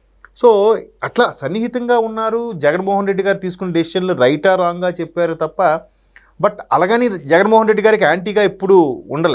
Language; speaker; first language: Telugu; native; Telugu